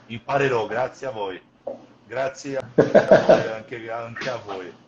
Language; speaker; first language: Italian; non-native, learner; Portuguese